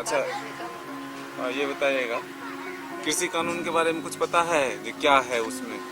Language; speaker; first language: Hindi; native; Hindi